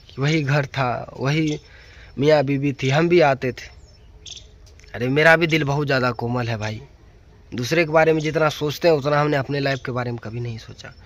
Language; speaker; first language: Hindi; native; Hindi